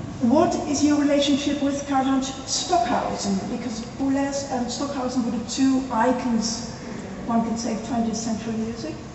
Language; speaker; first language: English; non-native, fluent; Dutch